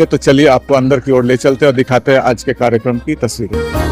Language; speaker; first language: Hindi; native; Hindi